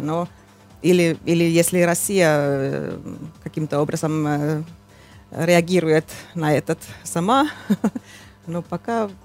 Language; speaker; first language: Russian; non-native, fluent; Finnish